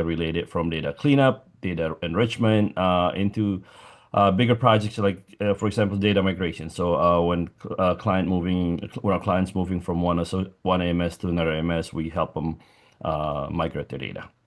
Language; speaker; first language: English; non-native, fluent; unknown